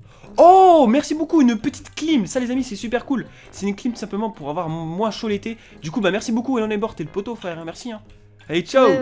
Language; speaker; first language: French; native; French